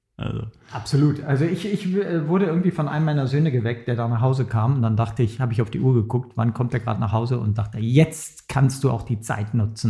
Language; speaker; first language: German; native; German